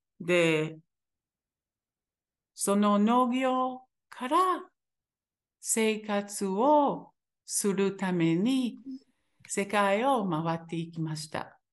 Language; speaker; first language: Japanese; non-native, fluent; Hebrew